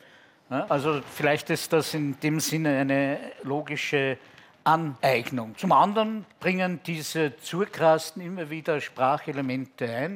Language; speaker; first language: German; native; German